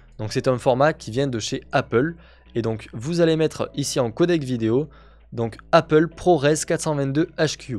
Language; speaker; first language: French; native; French